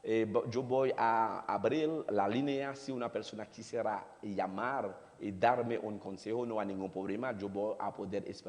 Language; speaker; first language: Spanish; non-native, learner; Haitian Creole